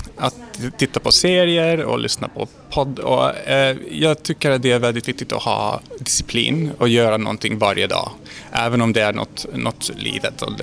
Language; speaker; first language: Swedish; non-native, fluent; Hungarian